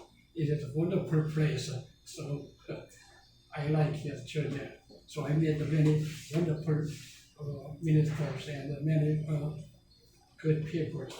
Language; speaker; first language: English; non-native, learner; Korean